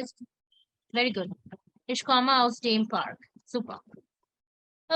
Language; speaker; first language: German; non-native, learner; Hindi